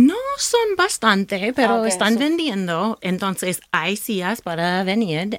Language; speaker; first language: Spanish; non-native, learner; English